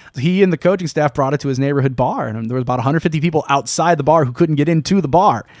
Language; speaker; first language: English; native; English